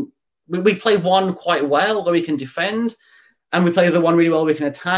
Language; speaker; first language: English; native; English